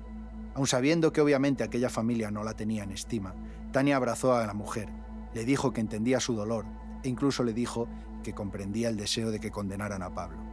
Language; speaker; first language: Spanish; native; Spanish